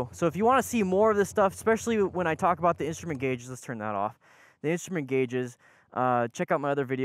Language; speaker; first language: English; native; English